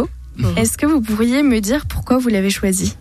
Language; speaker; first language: French; native; French